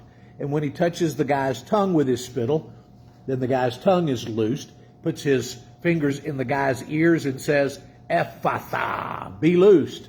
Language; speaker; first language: English; native; English